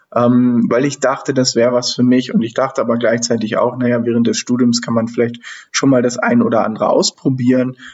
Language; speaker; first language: German; native; German